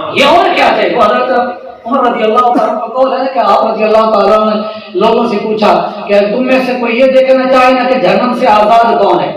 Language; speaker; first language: Urdu; non-native, local second language; Punjabi